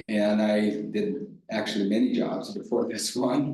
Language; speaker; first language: English; non-native, fluent; Portuguese